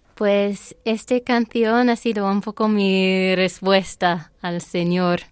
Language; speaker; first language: Spanish; non-native, fluent; English